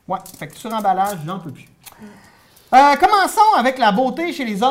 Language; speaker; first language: French; native; French